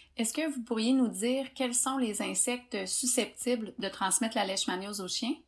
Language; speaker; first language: French; native; French